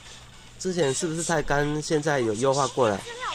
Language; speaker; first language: Chinese; native; Chinese